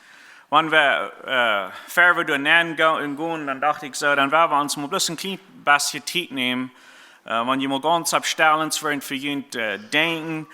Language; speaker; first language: German; non-native, learner; Plautdietsch